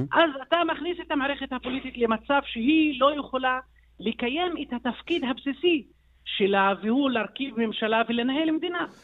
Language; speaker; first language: Hebrew; non-native, local second language; Arabic